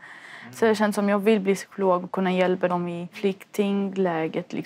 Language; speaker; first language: Swedish; non-native, fluent; Arabic